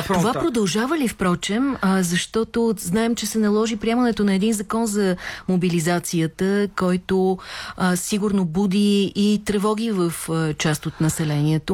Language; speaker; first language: Bulgarian; native; Bulgarian